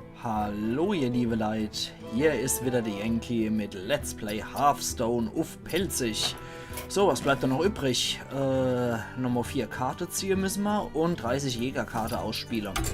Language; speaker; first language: German; native; German